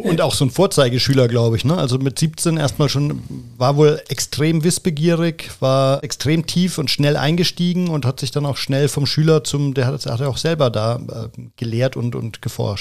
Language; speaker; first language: German; native; German